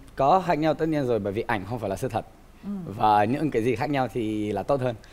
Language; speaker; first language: Vietnamese; non-native, fluent; Romanian